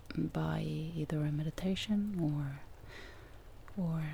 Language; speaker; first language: English; non-native, fluent; Norwegian